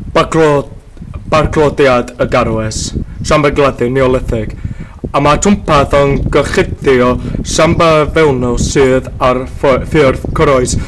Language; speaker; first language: Welsh; native; Welsh